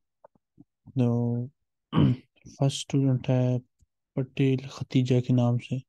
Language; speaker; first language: Urdu; native; Urdu